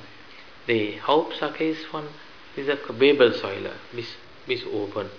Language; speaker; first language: German; non-native, fluent; Sinhala